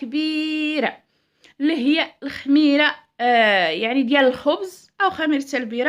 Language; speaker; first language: Arabic; native; Arabic